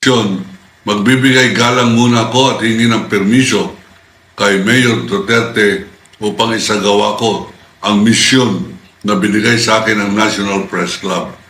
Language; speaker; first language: Filipino; native; Filipino